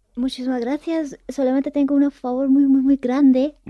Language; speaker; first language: Spanish; non-native, fluent; Persian